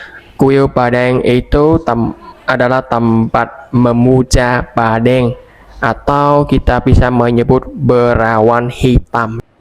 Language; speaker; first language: Indonesian; non-native, fluent; Vietnamese